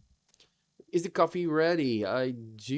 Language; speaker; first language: English; non-native, fluent; Portuguese